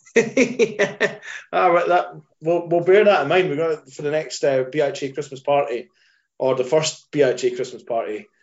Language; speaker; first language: English; native; English